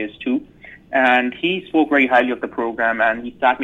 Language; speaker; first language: English; non-native, local second language; Urdu